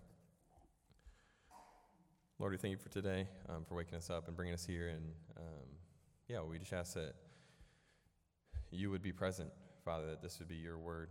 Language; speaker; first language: English; native; English